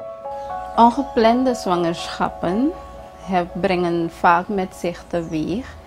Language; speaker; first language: Dutch; native; Dutch